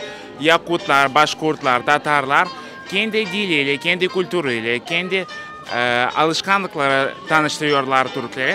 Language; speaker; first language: Turkish; non-native, fluent; Russian